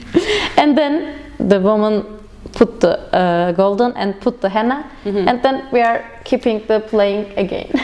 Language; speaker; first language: English; non-native, learner; Turkish